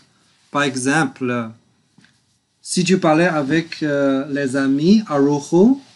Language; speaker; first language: French; non-native, learner; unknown